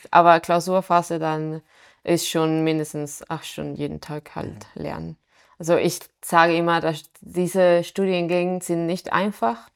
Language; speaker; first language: German; non-native, fluent; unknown